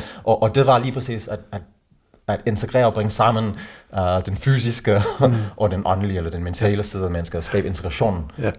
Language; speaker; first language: Danish; non-native, fluent; English